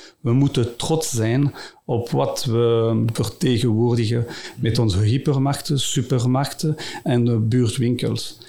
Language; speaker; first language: Dutch; non-native, local second language; French